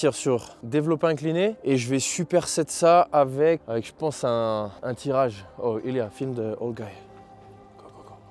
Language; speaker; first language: French; native; French